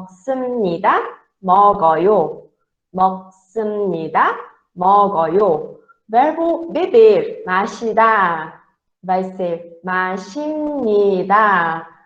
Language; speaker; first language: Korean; non-native, fluent; Portuguese